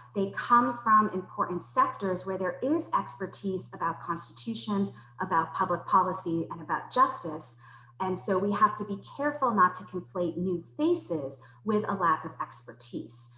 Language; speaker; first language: English; native; English